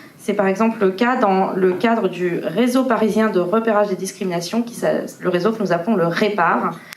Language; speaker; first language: French; native; French